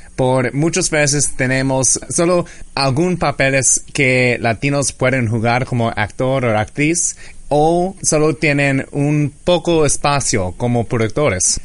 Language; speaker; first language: Spanish; early bilingual, heritage; English